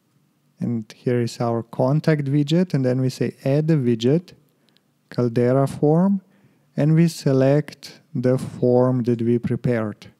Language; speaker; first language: English; non-native, fluent; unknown